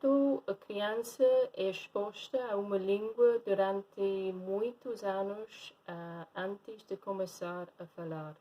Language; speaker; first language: Portuguese; non-native, fluent; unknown